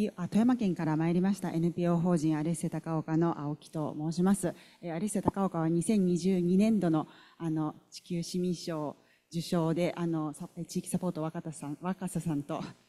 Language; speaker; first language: Japanese; native; Japanese